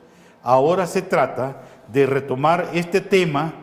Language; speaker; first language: Spanish; native; Spanish